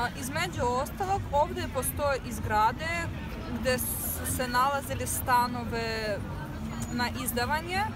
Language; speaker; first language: Bosnian; non-native, fluent; Russian